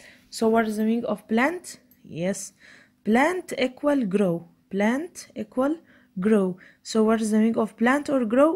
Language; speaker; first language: English; non-native, fluent; Arabic